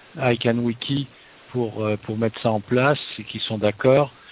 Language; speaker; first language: French; native; French